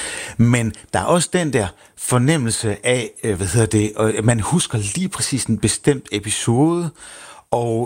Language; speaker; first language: Danish; native; Danish